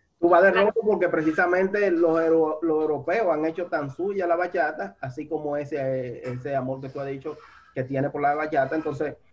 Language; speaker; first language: Spanish; native; Spanish